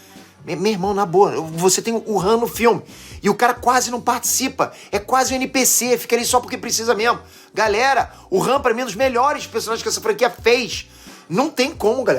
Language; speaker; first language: Portuguese; native; Portuguese